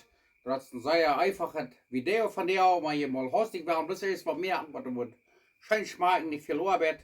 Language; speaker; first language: German; non-native, learner; Plautdietsch